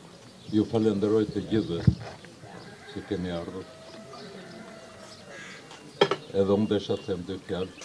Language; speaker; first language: Albanian; native; Albanian